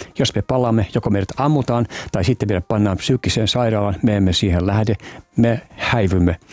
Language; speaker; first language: Finnish; native; Finnish